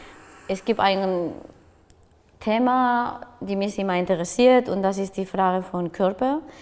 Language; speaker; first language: German; non-native, fluent; Spanish